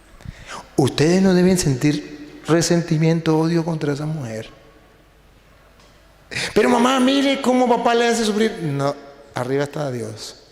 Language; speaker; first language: Spanish; native; Spanish